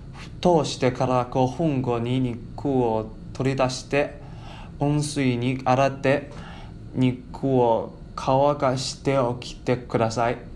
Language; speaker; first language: Japanese; non-native, learner; Chinese